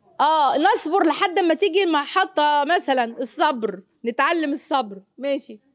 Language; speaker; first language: Arabic; native; Arabic